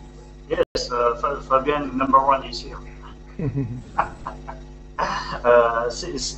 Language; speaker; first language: English; non-native, learner; French